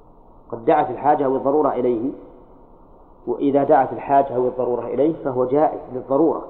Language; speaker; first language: Arabic; native; Arabic